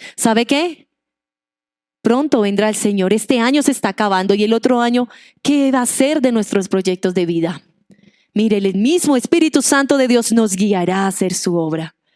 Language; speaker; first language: Spanish; non-native, local second language; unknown